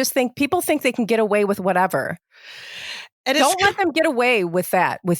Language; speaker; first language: English; native; English